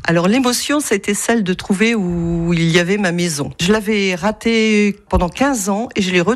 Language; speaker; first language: French; native; French